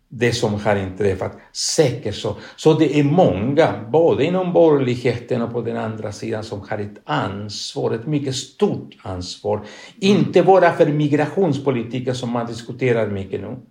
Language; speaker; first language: Swedish; non-native, fluent; Spanish